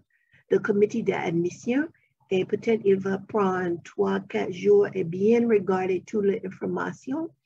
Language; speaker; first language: French; non-native, fluent; English